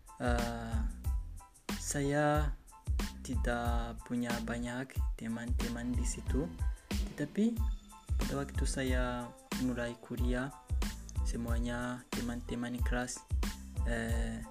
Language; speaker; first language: Indonesian; non-native, learner; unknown